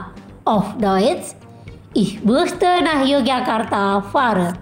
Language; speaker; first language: German; non-native, learner; Indonesian